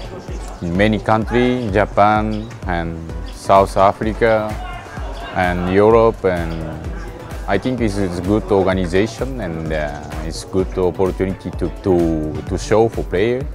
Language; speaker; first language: English; non-native, learner; Japanese